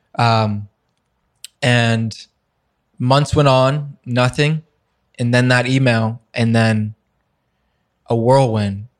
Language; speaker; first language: English; native; English